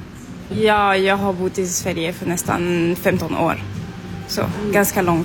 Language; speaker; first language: Swedish; non-native, fluent; French